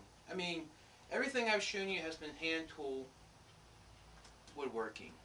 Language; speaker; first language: English; native; English